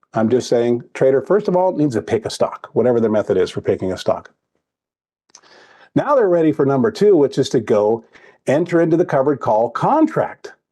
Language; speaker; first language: English; native; English